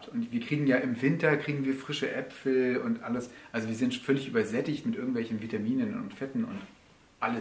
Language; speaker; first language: German; native; German